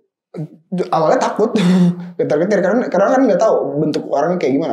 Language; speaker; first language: Indonesian; native; Indonesian